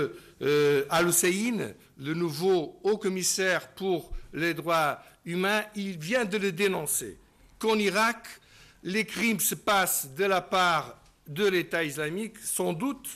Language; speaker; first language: French; non-native, fluent; Portuguese